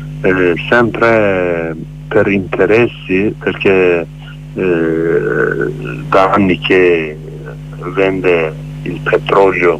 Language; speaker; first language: Italian; non-native, learner; Kurdish